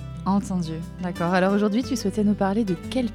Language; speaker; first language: French; native; French